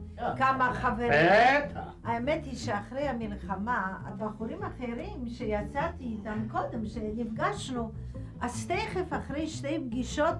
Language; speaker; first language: Hebrew; non-native, fluent; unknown